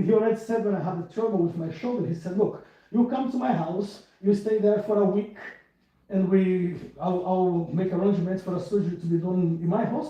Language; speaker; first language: English; non-native, fluent; Portuguese